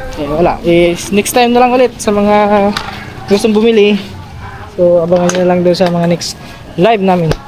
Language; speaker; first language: Filipino; non-native, local second language; Cebuano